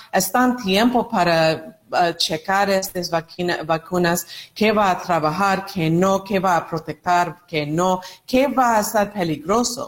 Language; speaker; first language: Spanish; non-native, learner; English